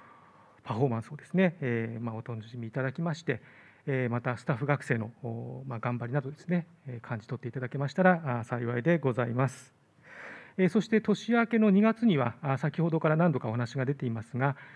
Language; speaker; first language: Japanese; native; Japanese